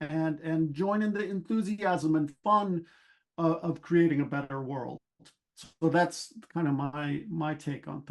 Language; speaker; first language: English; native; English